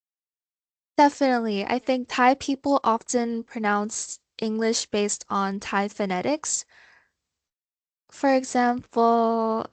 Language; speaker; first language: English; non-native, fluent; Thai